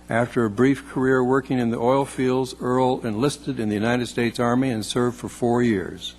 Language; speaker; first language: English; native; English